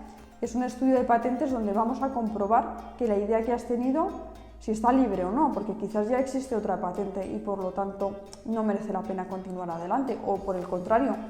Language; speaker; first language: Spanish; native; Spanish